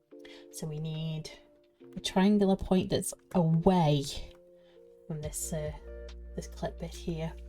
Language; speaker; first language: English; native; English